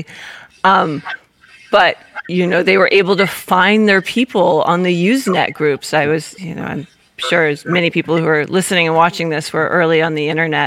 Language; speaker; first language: English; native; English